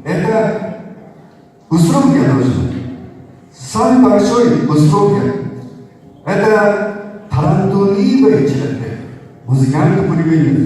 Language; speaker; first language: Russian; non-native, learner; Japanese